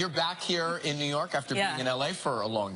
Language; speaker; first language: English; native; English